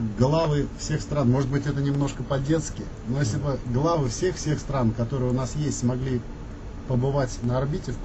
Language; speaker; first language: Russian; native; Russian